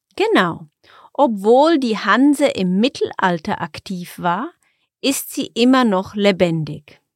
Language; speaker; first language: German; native; German